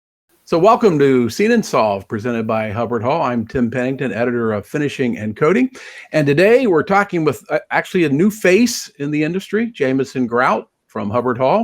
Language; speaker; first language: English; native; English